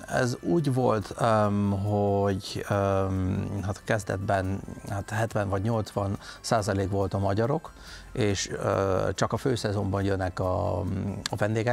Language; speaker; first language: Hungarian; non-native, fluent; Dutch